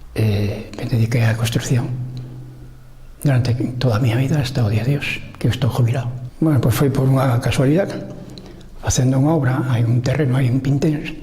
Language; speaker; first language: Galician; native; Galician